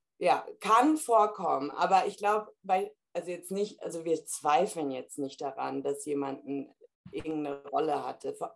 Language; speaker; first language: German; early bilingual, heritage; German